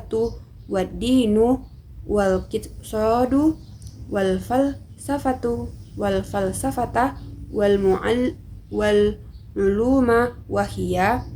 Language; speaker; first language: Arabic; non-native, learner; Indonesian